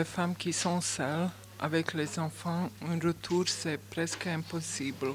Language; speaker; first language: French; non-native, learner; Bosnian